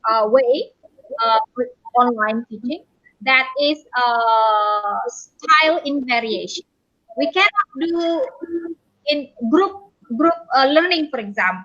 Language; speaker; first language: English; non-native, fluent; Indonesian